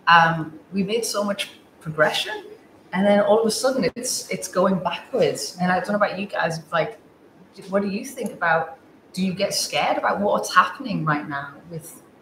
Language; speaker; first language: English; native; English